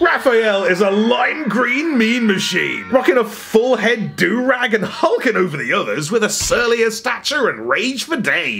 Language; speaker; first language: English; native; English